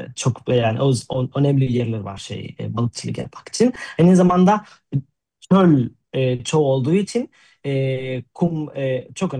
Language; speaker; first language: Turkish; non-native, fluent; Spanish